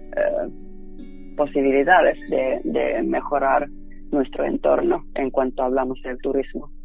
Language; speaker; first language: Spanish; non-native, fluent; Finnish